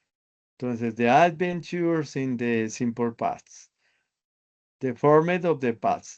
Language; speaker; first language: English; non-native, learner; Spanish